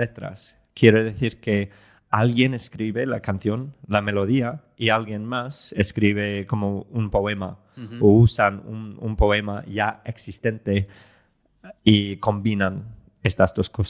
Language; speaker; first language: Spanish; non-native, fluent; English